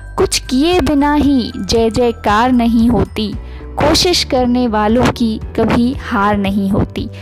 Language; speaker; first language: Hindi; native; Hindi